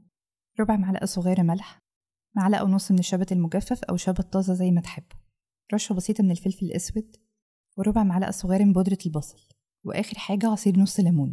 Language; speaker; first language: Arabic; native; Arabic